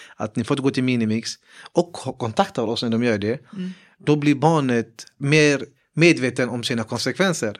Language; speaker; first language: Swedish; early bilingual, other home language; Kurdish